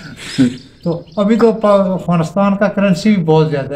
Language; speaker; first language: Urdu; non-native, local second language; Punjabi